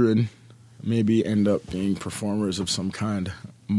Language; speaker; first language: English; native; English